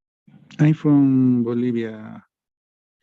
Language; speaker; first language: English; non-native, learner; Spanish